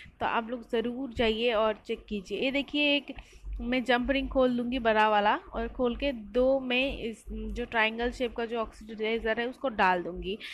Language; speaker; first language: Hindi; non-native, local second language; Bangla